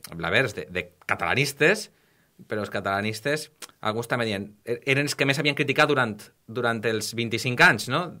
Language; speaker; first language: Catalan; native; Catalan